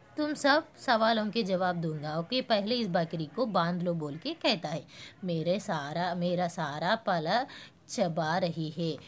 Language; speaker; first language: Hindi; non-native, local second language; Telugu